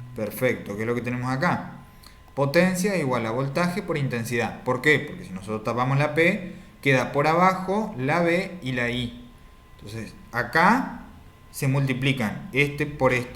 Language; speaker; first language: Spanish; native; Spanish